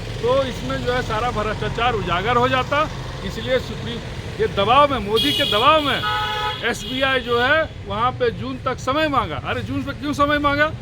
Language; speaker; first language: Hindi; native; Hindi